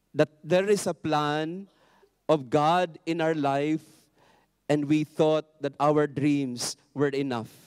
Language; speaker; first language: English; non-native, local second language; Filipino